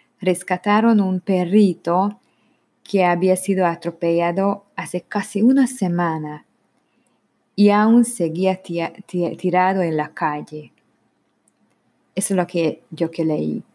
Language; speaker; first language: Spanish; non-native, learner; Hungarian